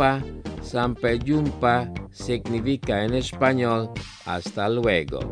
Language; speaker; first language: Spanish; non-native, fluent; Indonesian